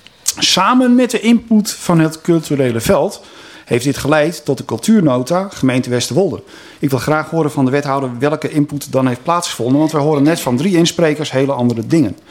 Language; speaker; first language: Dutch; native; Dutch